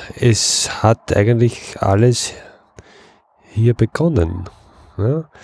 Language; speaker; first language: German; native; German